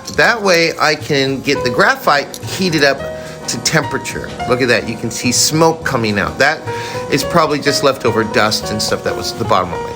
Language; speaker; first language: English; native; English